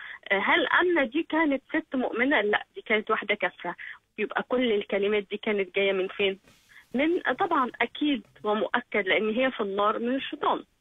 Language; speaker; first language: Arabic; native; Arabic